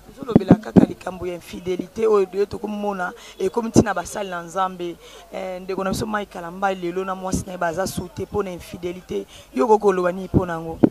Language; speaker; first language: Lingala; native; Lingala